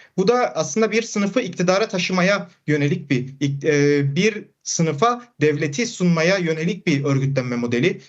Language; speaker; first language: Turkish; non-native, local second language; Kurdish